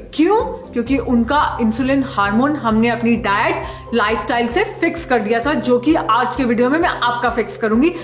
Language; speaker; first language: Hindi; native; Hindi